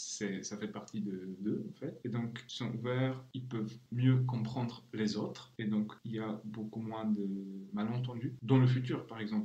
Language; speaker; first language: French; non-native, fluent; Czech